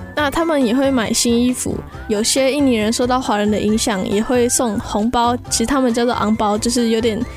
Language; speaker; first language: Chinese; early bilingual, other home language; Indonesian